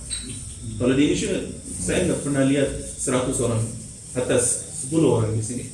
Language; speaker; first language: Indonesian; non-native, fluent; English